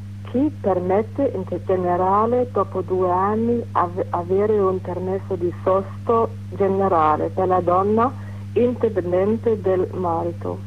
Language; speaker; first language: Italian; non-native, fluent; German